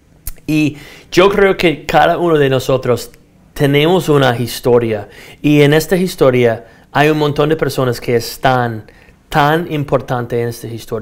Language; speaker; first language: Spanish; non-native, fluent; English